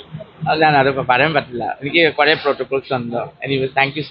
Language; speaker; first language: Malayalam; non-native, learner; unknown